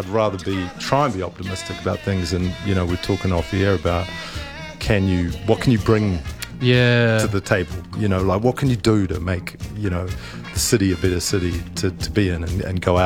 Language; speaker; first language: English; native; English